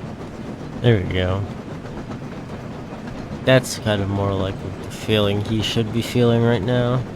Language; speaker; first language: English; native; English